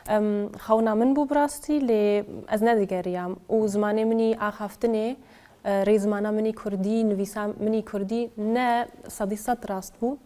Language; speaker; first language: Kurdish; early bilingual, heritage; Kurdish